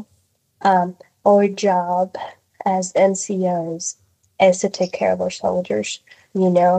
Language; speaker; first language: English; non-native, fluent; Spanish